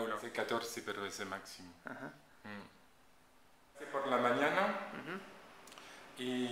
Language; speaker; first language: Spanish; non-native, learner; French